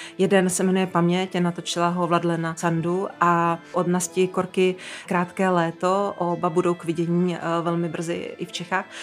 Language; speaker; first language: Czech; native; Czech